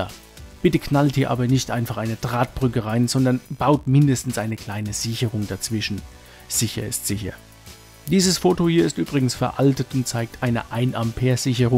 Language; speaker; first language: German; native; German